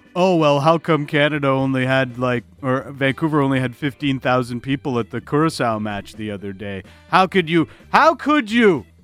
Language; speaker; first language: English; early bilingual, other home language; Italian